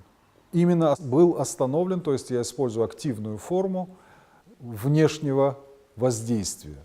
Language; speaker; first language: Russian; non-native, local second language; Ossetic